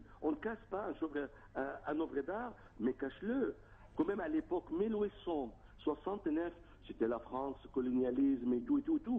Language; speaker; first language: French; non-native, fluent; Arabic